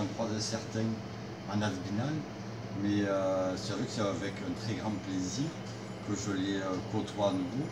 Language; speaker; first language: French; native; French